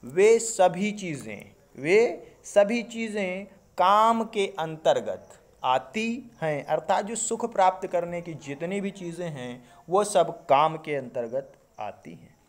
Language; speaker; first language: Hindi; native; Hindi